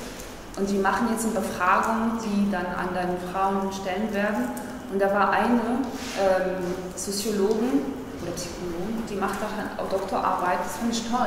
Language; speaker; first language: German; non-native, fluent; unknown